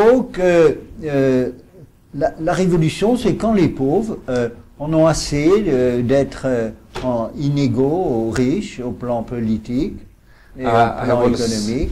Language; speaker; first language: French; native; French